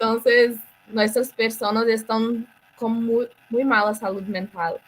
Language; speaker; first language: Spanish; non-native, learner; Portuguese